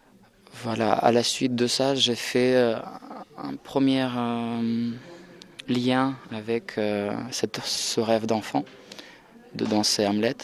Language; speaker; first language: French; non-native, fluent; Russian